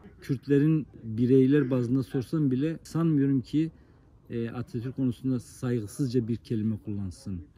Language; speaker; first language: Turkish; non-native, local second language; Kurdish